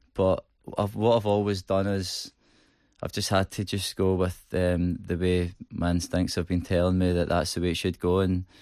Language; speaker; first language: English; native; English